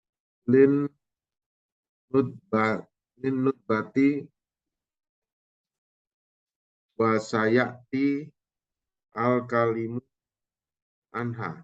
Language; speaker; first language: Arabic; non-native, learner; Indonesian